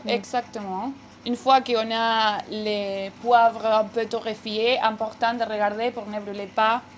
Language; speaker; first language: French; non-native, fluent; Spanish